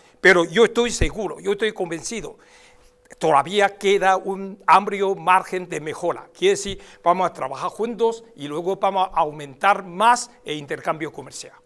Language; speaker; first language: Spanish; non-native, fluent; Chinese